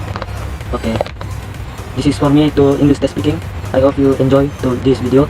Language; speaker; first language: English; non-native, local second language; Malay